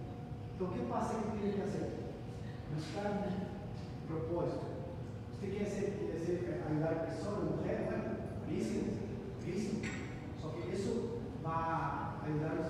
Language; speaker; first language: Spanish; non-native, learner; Portuguese